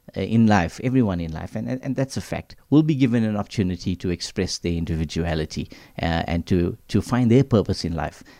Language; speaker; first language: English; native; English